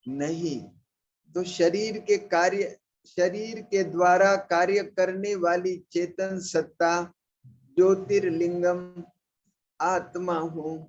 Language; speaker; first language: Hindi; non-native, local second language; Marathi